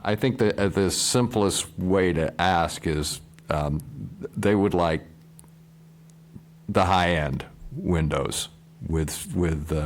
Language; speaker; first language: English; native; English